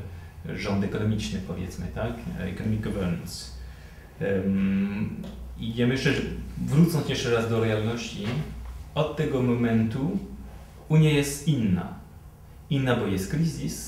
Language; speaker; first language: Polish; non-native, fluent; French